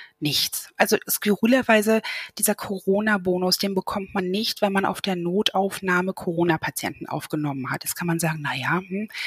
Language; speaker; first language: German; native; German